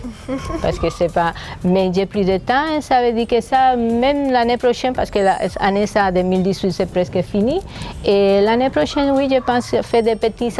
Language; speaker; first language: French; non-native, fluent; Spanish